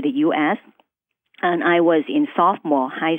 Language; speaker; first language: English; non-native, local second language; Cantonese